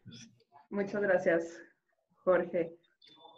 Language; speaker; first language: Spanish; native; Spanish